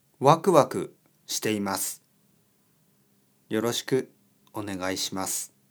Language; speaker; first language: Japanese; non-native, learner; English